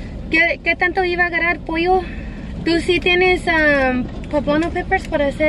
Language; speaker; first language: Spanish; early bilingual, other home language; English